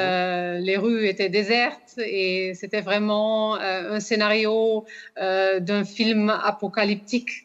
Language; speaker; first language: French; non-native, fluent; Portuguese